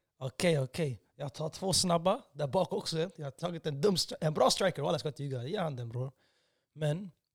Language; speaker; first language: Swedish; early bilingual, other home language; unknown